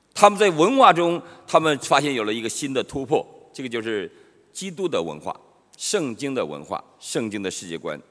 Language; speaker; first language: Chinese; native; Chinese